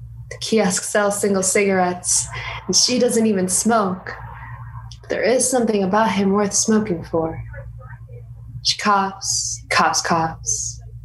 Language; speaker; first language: English; native; English